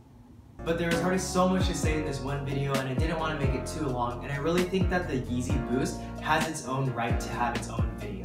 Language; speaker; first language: English; native; English